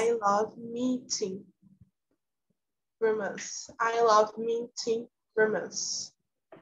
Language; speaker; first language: English; non-native, learner; Portuguese